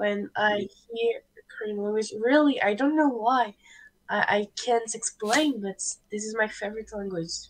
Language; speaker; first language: English; non-native, learner; French